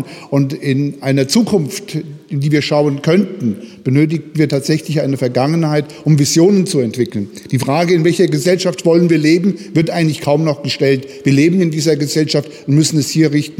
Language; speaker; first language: German; native; German